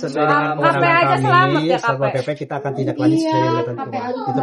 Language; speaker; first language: Indonesian; non-native, local second language; Sundanese